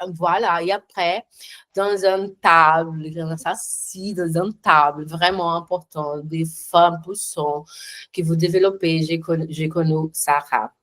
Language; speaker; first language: French; non-native, learner; Portuguese